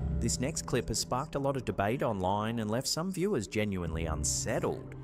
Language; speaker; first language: English; native; English